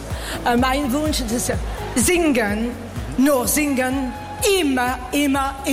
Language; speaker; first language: German; non-native, learner; French